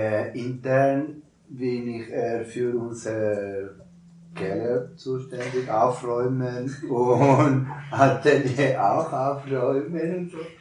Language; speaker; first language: German; non-native, learner; Spanish